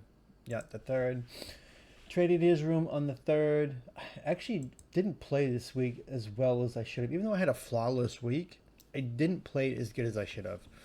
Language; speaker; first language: English; native; English